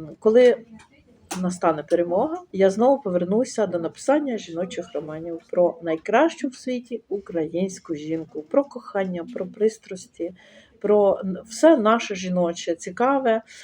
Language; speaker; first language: Ukrainian; non-native, local second language; Russian